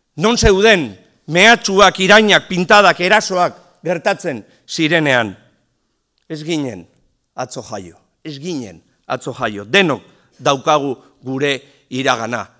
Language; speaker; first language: Spanish; native; Spanish